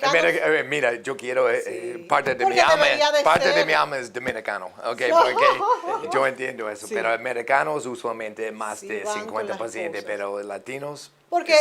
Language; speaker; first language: Spanish; non-native, learner; English